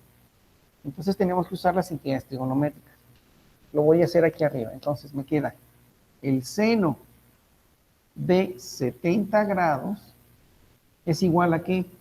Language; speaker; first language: Spanish; native; Spanish